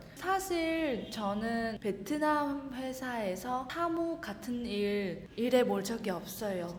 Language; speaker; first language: Korean; non-native, learner; Vietnamese